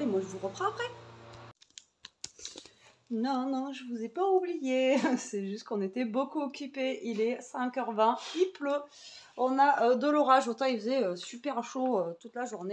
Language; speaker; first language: French; native; French